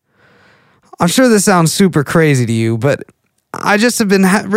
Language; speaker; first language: English; native; English